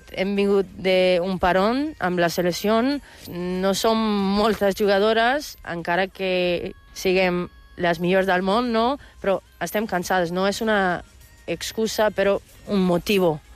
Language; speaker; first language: Catalan; non-native, fluent; Portuguese